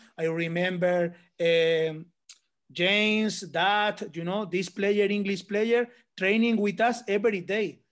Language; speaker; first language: English; non-native, learner; Spanish